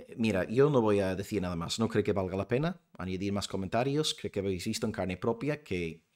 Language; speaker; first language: Spanish; non-native, fluent; English